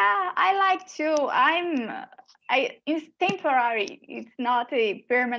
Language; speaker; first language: English; non-native, learner; Portuguese